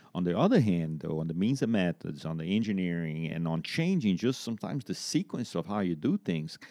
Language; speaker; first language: English; non-native, fluent; Portuguese